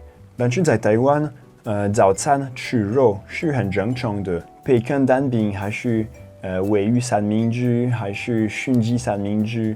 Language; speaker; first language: Chinese; non-native, fluent; French